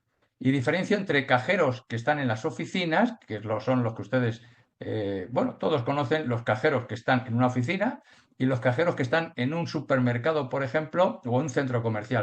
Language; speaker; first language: Spanish; native; Spanish